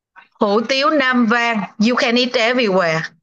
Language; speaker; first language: English; non-native, learner; Vietnamese